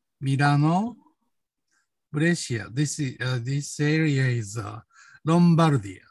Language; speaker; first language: English; non-native, learner; Japanese